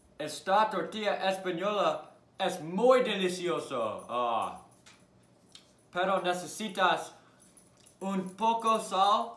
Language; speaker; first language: Spanish; non-native, learner; English